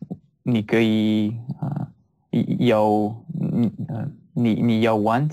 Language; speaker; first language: Chinese; non-native, learner; French